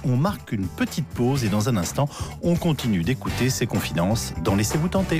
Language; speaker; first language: French; native; French